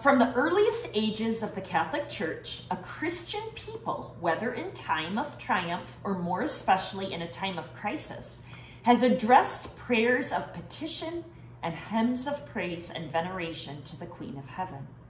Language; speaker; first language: English; native; English